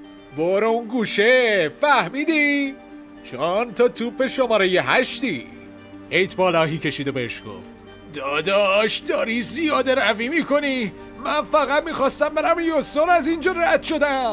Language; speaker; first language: Persian; native; Persian